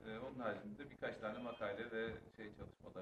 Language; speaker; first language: Turkish; native; Turkish